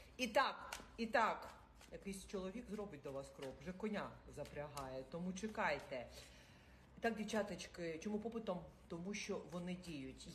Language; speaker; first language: Ukrainian; non-native, local second language; Russian